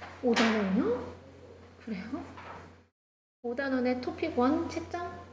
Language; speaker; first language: Korean; native; Korean